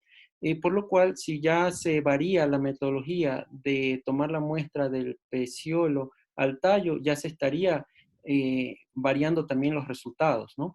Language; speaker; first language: Spanish; native; Spanish